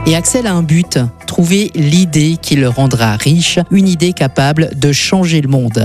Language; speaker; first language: French; native; French